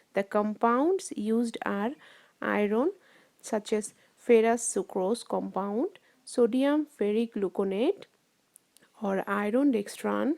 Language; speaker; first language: English; non-native, local second language; Bangla